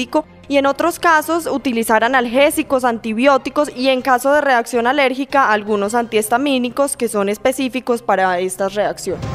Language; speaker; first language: Spanish; native; Spanish